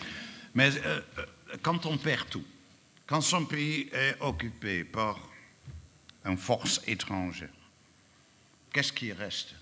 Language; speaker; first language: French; non-native, fluent; Dutch